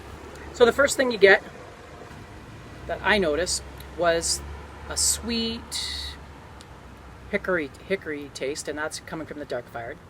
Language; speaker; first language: English; native; English